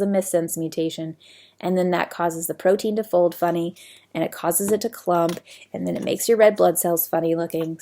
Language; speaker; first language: English; native; English